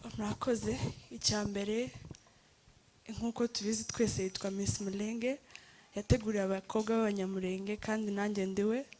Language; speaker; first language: Rundi; early bilingual, heritage; Rundi